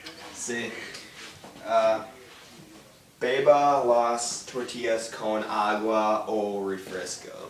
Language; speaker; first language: Spanish; non-native, learner; English